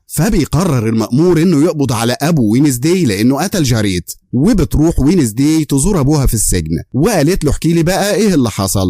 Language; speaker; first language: Arabic; native; Arabic